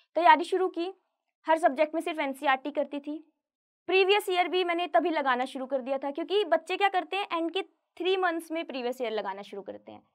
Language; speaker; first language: Hindi; native; Hindi